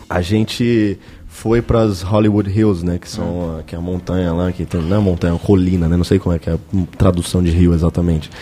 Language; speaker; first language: Portuguese; native; Portuguese